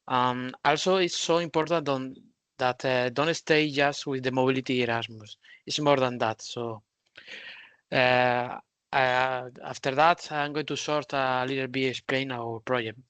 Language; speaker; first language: English; non-native, learner; Spanish